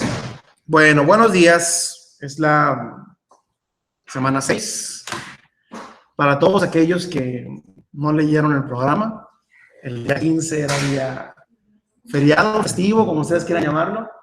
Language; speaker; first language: Spanish; native; Spanish